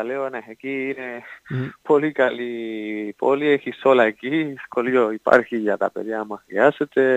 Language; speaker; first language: Greek; non-native, learner; Spanish